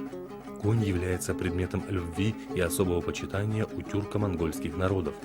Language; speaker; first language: Russian; native; Russian